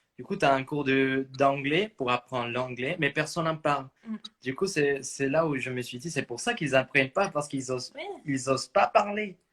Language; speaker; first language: French; non-native, fluent; Spanish